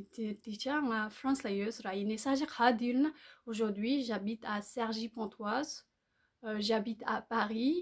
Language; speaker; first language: French; non-native, learner; Tibetan